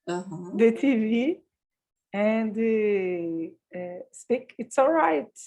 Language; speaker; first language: English; non-native, learner; Portuguese